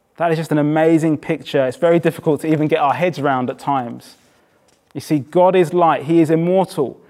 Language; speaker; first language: English; native; English